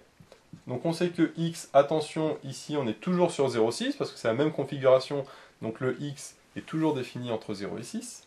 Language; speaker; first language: French; native; French